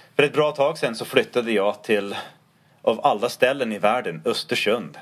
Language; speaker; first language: Swedish; non-native, fluent; English